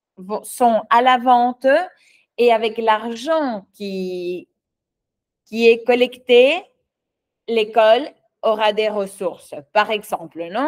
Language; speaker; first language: French; non-native, fluent; Spanish